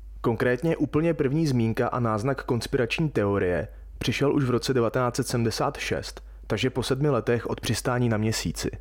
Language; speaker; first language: Czech; native; Czech